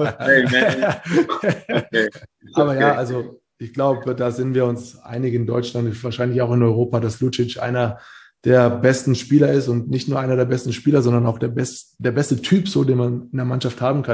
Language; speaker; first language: German; native; German